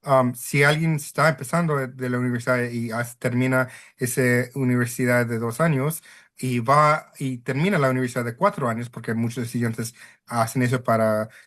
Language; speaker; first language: Spanish; early bilingual, heritage; Spanish